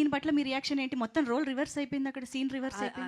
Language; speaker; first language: Telugu; native; Telugu